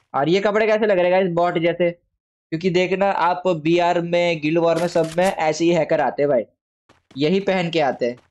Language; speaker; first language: Hindi; non-native, local second language; Gujarati